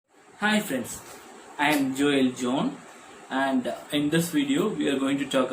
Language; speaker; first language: English; non-native, local second language; Tamil